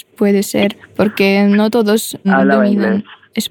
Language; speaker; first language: Spanish; non-native, fluent; Russian